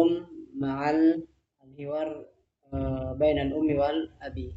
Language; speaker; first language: Arabic; non-native, fluent; Indonesian